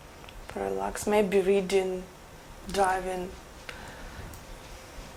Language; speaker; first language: English; non-native, learner; Ukrainian